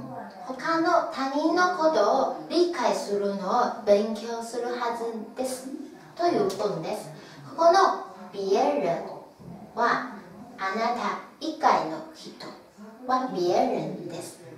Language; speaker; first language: Japanese; non-native, fluent; Chinese